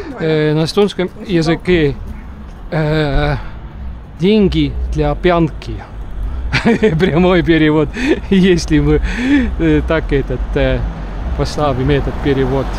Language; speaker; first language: Russian; non-native, local second language; Estonian